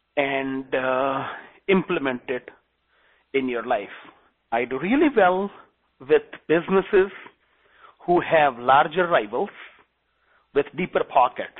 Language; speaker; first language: English; non-native, local second language; Gujarati